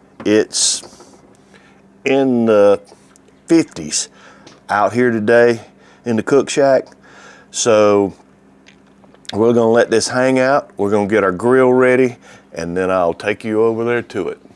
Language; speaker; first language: English; native; English